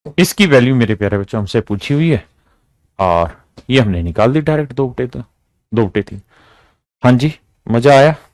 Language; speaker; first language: Hindi; native; Hindi